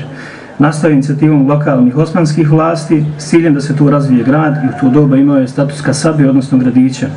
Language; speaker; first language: Croatian; native; Croatian